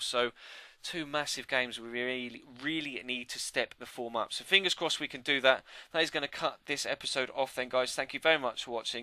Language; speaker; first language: English; native; English